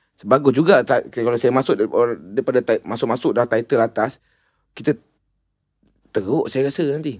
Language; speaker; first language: Malay; native; Malay